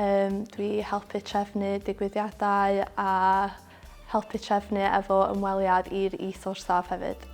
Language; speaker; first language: Welsh; non-native, local second language; English